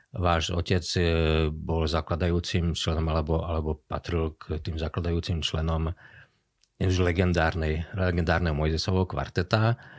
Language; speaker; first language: Slovak; native; Slovak